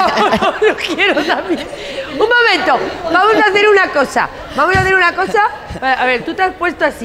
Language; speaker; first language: Spanish; native; Spanish